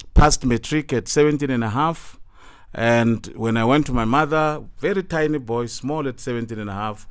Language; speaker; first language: English; non-native, local second language; Tsonga